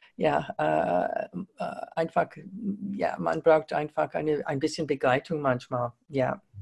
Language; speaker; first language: German; non-native, fluent; English